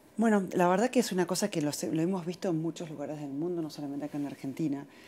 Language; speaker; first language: Spanish; native; Spanish